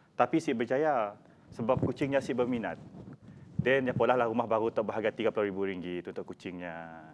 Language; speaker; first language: Malay; native; Malay